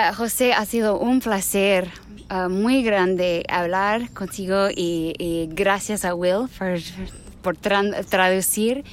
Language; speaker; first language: Spanish; non-native, fluent; English